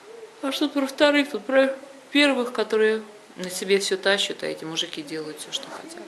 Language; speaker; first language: Russian; native; Russian